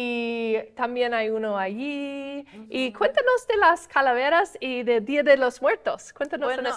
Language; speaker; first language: Spanish; non-native, fluent; English